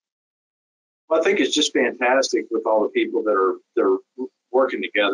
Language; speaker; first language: English; native; English